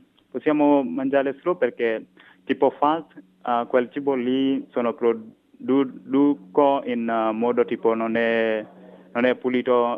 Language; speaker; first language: Italian; non-native, learner; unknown